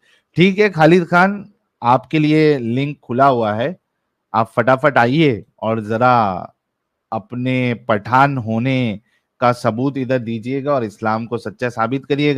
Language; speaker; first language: Hindi; native; Hindi